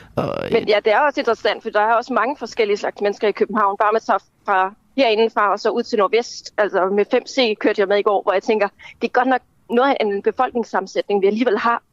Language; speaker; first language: Danish; native; Danish